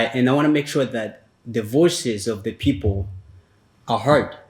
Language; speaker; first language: English; non-native, fluent; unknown